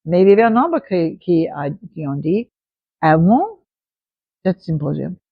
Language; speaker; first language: French; non-native, fluent; English